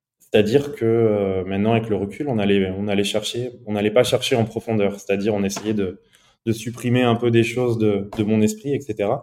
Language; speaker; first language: French; early bilingual, other home language; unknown